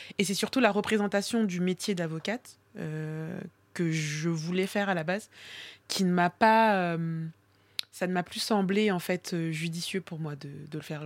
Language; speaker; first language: French; early bilingual, other home language; Swahili